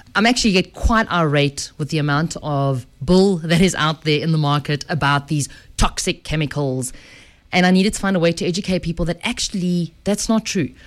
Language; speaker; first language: English; native; English